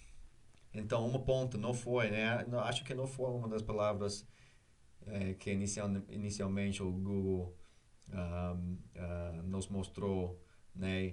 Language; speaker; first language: Portuguese; non-native, learner; English